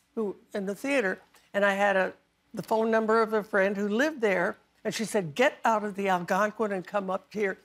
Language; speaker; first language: English; native; English